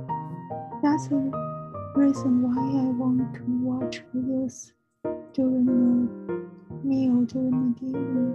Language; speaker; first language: English; non-native, learner; Chinese